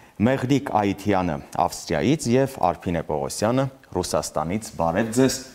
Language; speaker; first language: Armenian; native; Armenian